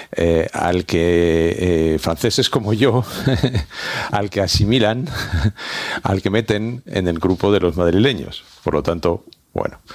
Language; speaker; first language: Spanish; non-native, fluent; French